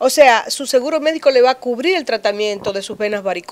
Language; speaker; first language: Spanish; native; Spanish